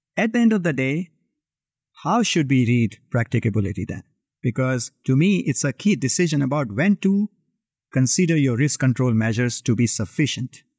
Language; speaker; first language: English; non-native, local second language; Hindi